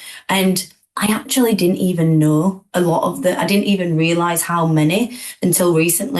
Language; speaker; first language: English; native; English